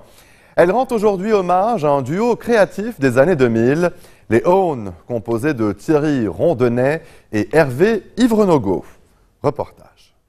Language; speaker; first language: French; non-native, local second language; Arabic